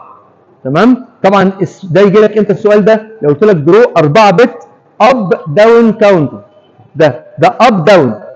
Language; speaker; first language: Arabic; native; Arabic